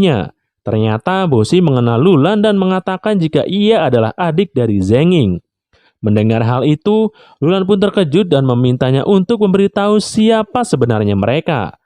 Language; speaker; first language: Indonesian; native; Indonesian